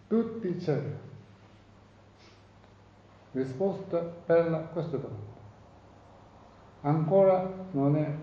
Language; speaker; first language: Italian; non-native, learner; Tibetan